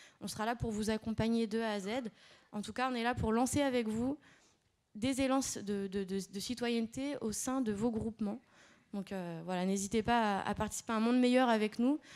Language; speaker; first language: French; native; French